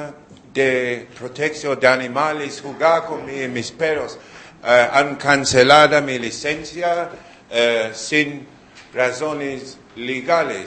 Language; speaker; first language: Spanish; non-native, learner; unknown